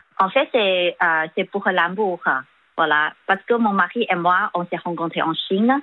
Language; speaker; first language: French; non-native, fluent; Chinese